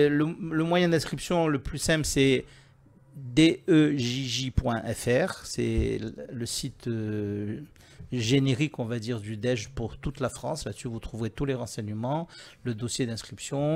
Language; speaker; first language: French; native; French